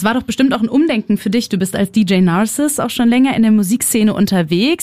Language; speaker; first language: German; native; German